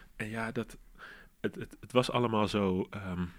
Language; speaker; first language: Dutch; native; Dutch